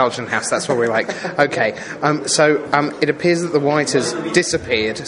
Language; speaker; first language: English; native; English